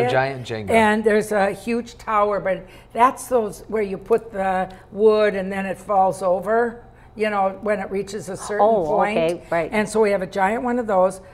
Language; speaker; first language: English; native; English